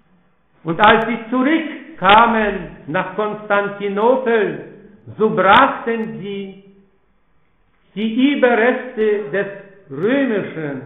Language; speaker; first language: German; non-native, fluent; Polish